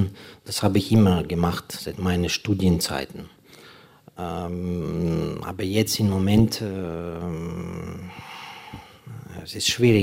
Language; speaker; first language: German; non-native, fluent; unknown